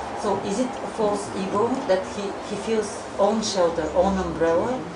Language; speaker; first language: English; non-native, fluent; Bulgarian